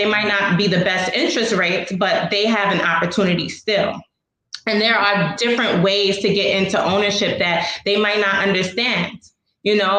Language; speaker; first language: English; native; English